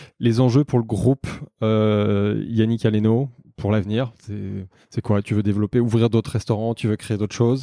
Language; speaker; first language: French; native; French